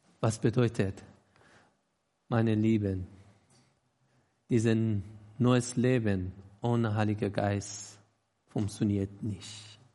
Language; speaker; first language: German; non-native, learner; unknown